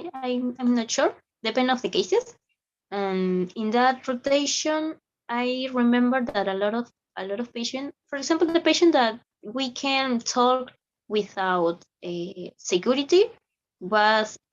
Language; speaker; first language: English; non-native, learner; Spanish